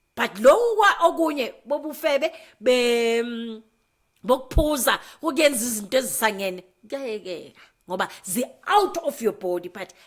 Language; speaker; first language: Zulu; non-native, local second language; Southern Sotho